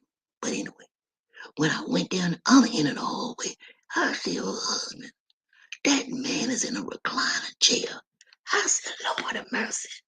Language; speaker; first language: English; native; English